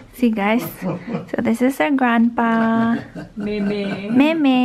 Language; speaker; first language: English; non-native, local second language; Tangkhul Naga (India)